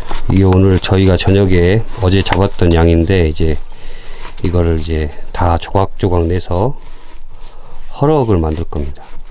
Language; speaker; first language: Korean; native; Korean